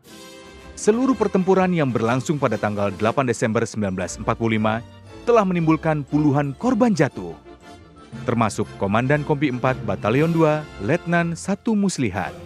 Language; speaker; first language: Indonesian; native; Indonesian